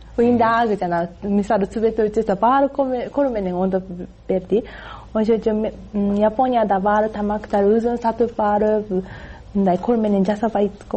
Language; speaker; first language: Kyrgyz; non-native, learner; Japanese